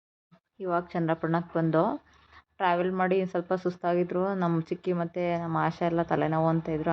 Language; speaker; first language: Kannada; native; Kannada